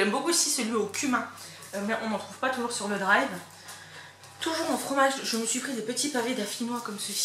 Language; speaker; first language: French; native; French